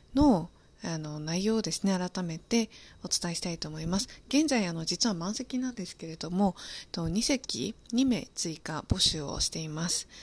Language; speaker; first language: Japanese; native; Japanese